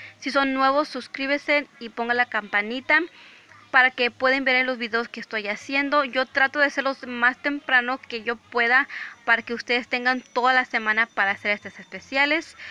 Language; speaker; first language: Spanish; early bilingual, heritage; English